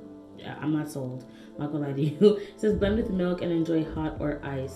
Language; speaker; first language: English; native; English